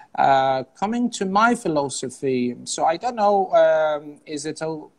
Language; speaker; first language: English; non-native, fluent; Azerbaijani